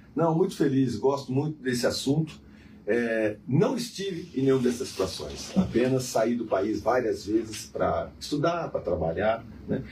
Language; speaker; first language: Portuguese; native; Portuguese